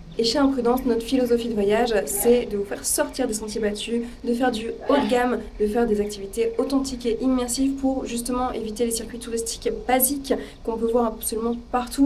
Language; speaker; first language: French; native; French